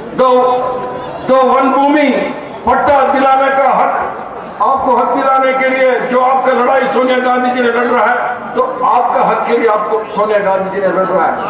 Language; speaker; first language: Hindi; non-native, local second language; Kannada